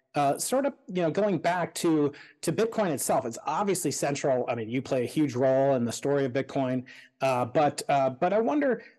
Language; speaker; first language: English; native; English